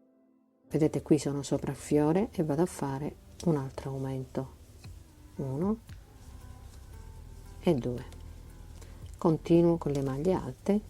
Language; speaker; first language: Italian; native; Italian